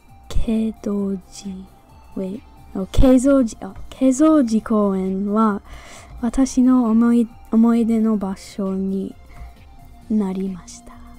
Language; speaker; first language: Japanese; non-native, fluent; English